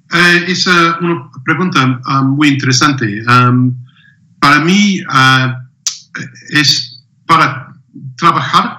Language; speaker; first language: Spanish; non-native, learner; English